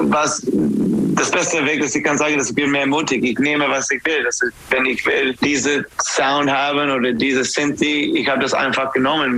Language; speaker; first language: German; non-native, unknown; English